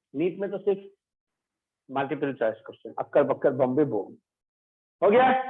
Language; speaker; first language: Hindi; non-native, local second language; Bangla